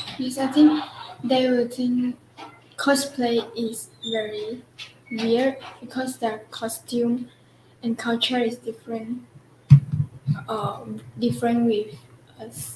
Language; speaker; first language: English; non-native, local second language; Chinese